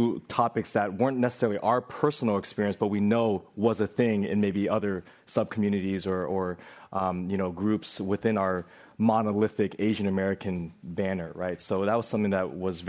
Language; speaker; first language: English; native; English